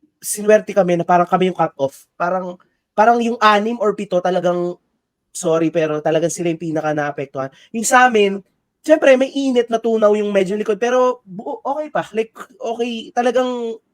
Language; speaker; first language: Filipino; native; Filipino